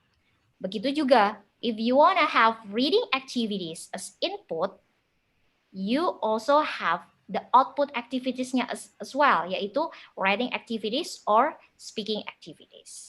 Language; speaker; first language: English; non-native, fluent; Indonesian